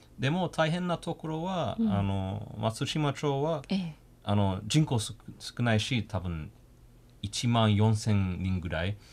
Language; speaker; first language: Japanese; non-native, fluent; English